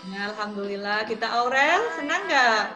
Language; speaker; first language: Indonesian; native; Indonesian